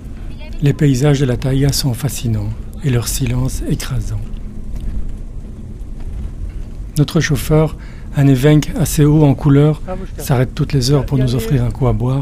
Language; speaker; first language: French; native; French